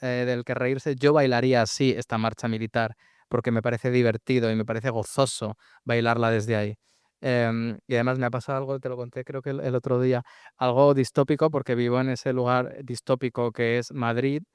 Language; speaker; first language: Spanish; native; Spanish